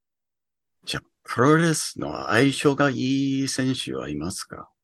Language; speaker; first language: Japanese; early bilingual, heritage; English